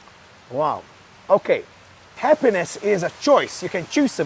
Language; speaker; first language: English; non-native, local second language; Maltese